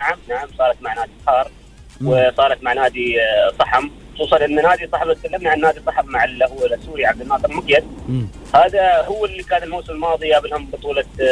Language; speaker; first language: Arabic; native; Arabic